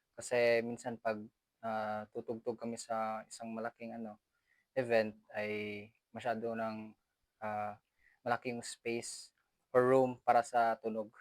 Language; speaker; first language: Filipino; non-native, local second language; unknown